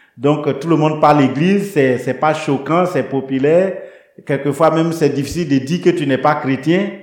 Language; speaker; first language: French; non-native, local second language; Baoulé